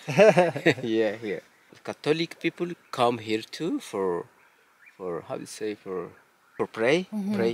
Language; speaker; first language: English; non-native, learner; Spanish